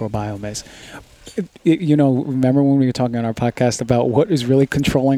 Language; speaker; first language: English; native; English